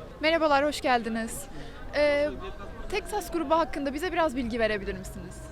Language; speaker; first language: Turkish; native; Turkish